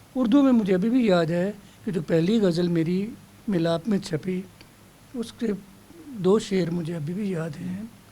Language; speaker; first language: Hindi; non-native, local second language; Dogri